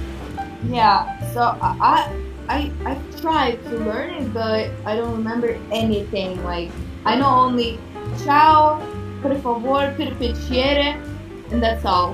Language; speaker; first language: English; non-native, fluent; Kazakh